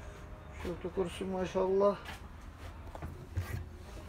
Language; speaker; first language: Arabic; non-native, learner; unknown